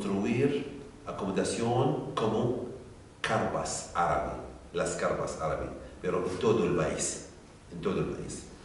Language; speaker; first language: Spanish; non-native, learner; Arabic